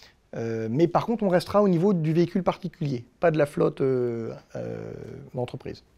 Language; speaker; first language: French; native; French